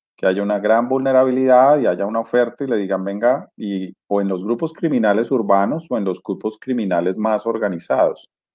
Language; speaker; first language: Spanish; native; Spanish